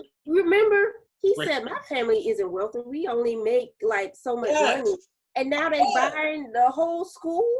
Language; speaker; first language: English; native; English